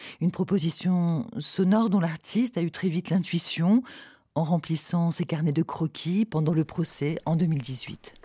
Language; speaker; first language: French; native; French